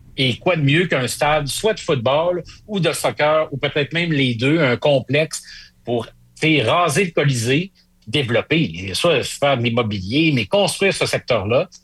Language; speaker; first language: French; native; French